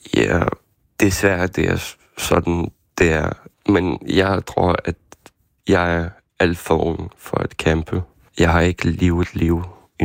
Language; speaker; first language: Danish; non-native, fluent; Ukrainian